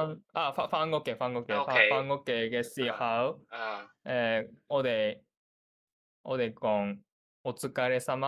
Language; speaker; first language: Cantonese; non-native, learner; Japanese